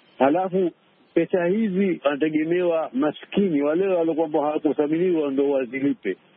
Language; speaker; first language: Swahili; native; Swahili